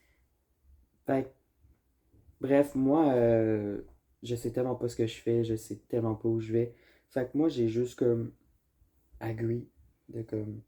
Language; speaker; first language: French; native; French